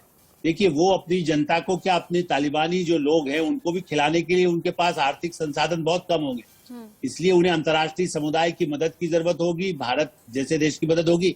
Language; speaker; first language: Hindi; native; Hindi